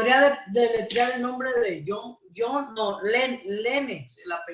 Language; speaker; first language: Spanish; native; Spanish